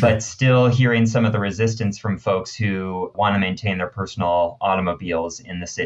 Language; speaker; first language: English; native; English